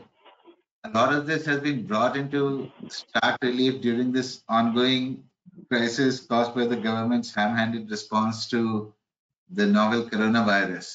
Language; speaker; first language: English; non-native, local second language; Hindi